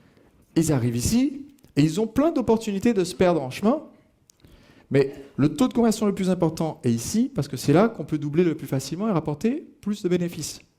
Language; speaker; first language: French; native; French